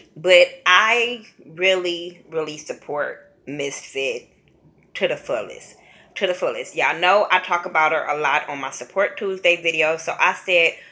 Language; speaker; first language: English; native; English